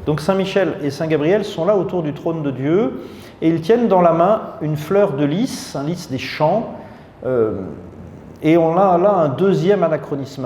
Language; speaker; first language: French; native; French